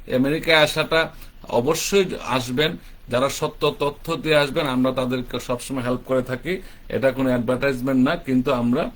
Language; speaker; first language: Bangla; native; Bangla